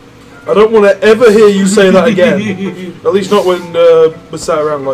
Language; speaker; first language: English; native; English